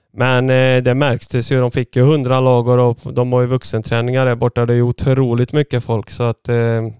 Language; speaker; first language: Swedish; early bilingual, other home language; Bosnian